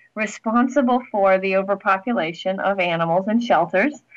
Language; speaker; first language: English; native; English